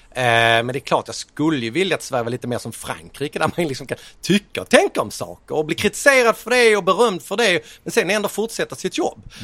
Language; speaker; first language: Swedish; native; Swedish